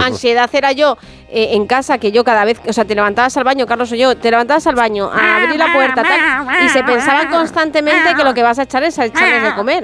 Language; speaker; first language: Spanish; native; Spanish